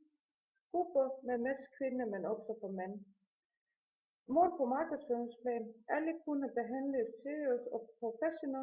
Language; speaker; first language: Danish; non-native, learner; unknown